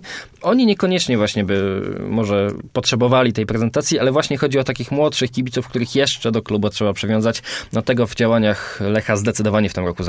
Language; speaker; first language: Polish; native; Polish